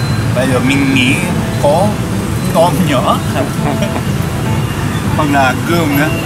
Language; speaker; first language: Vietnamese; non-native, learner; Japanese